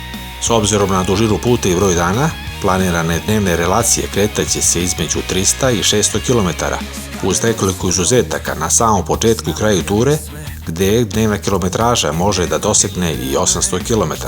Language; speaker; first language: Serbian; native; Serbian